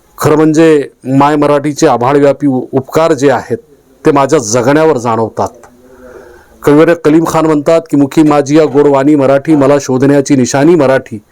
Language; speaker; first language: Marathi; non-native, local second language; Urdu